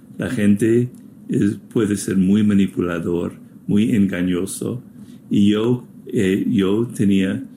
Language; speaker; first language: Spanish; non-native, fluent; English